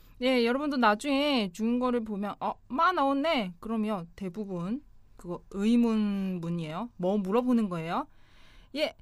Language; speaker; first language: Korean; non-native, fluent; Chinese